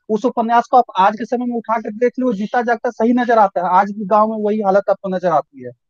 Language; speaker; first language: Hindi; native; Hindi